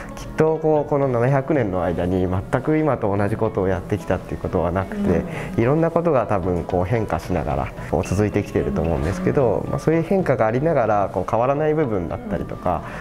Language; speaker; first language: Japanese; native; Japanese